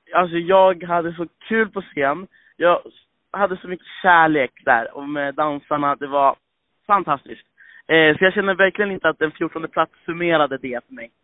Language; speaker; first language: Swedish; non-native, fluent; Swahili